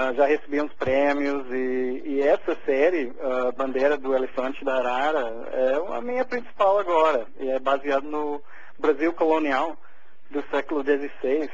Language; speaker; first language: Portuguese; non-native, fluent; English